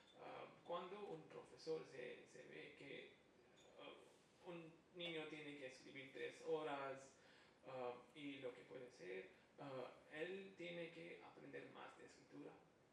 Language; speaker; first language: Spanish; non-native, fluent; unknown